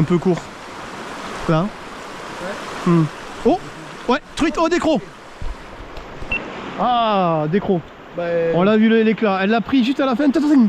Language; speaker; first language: French; native; French